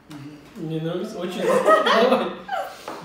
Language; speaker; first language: Russian; non-native, learner; Turkish